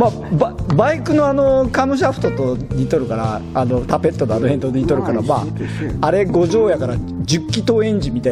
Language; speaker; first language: Japanese; native; Japanese